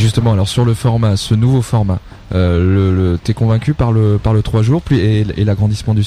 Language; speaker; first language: French; native; French